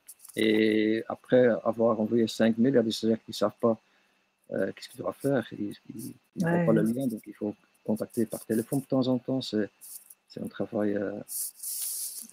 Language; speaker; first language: French; non-native, local second language; Dutch